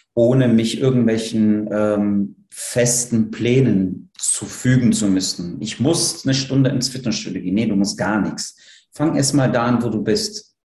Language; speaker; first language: German; early bilingual, other home language; Polish